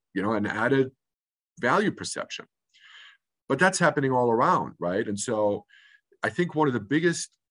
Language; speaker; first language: English; early bilingual, other home language; German